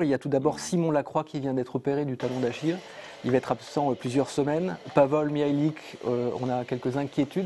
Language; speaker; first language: French; native; French